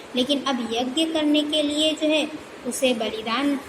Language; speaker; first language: Hindi; non-native, local second language; Gujarati